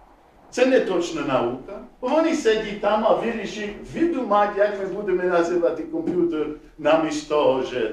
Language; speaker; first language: Ukrainian; non-native, learner; English